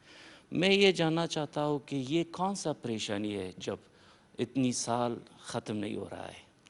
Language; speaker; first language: Hindi; non-native, fluent; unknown